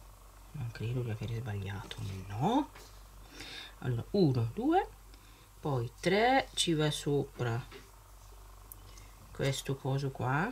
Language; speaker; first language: Italian; native; Italian